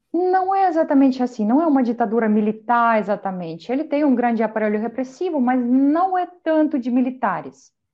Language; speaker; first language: Portuguese; non-native, fluent; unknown